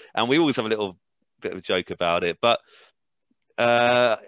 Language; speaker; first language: English; native; English